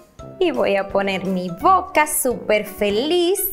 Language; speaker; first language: Spanish; native; Spanish